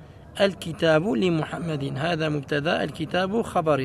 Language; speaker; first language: Arabic; non-native, fluent; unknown